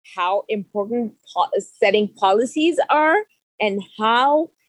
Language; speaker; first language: English; non-native, local second language; Urdu